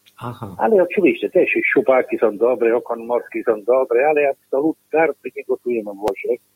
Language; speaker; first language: Polish; non-native, learner; Italian